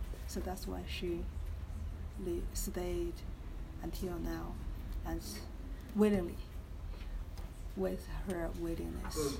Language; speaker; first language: English; non-native, fluent; Chinese